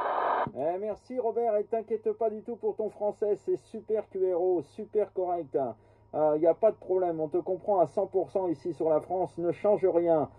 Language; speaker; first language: French; native; French